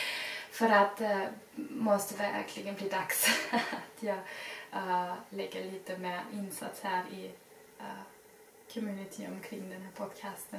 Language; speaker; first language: Swedish; non-native, fluent; German